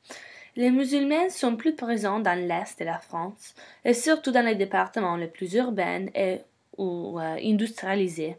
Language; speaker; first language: French; non-native, learner; English